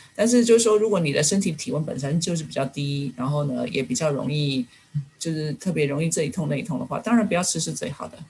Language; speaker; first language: Chinese; native; Chinese